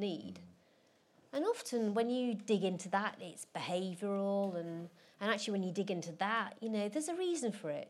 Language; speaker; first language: English; native; English